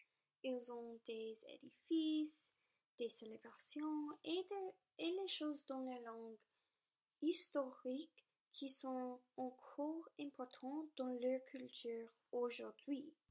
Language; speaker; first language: French; non-native, local second language; English